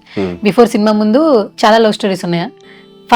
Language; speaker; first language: Telugu; native; Telugu